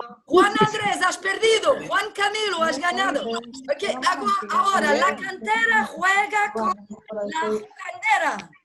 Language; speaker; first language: Spanish; non-native, fluent; Portuguese